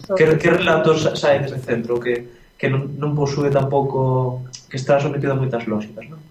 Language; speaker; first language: Galician; non-native, local second language; Spanish